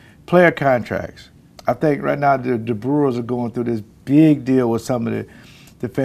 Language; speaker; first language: English; native; English